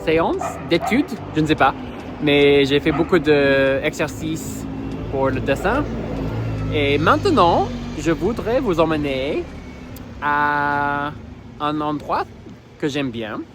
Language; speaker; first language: French; non-native, fluent; English